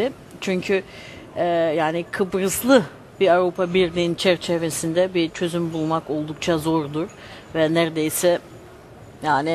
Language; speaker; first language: Turkish; early bilingual, heritage; Turkish